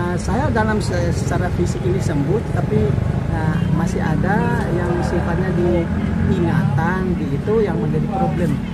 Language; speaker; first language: Indonesian; non-native, local second language; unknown